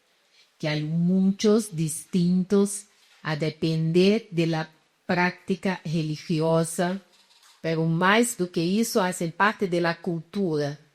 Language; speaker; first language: Spanish; non-native, fluent; Portuguese